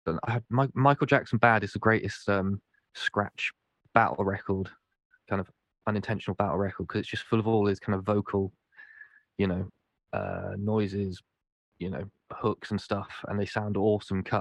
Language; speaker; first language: English; native; English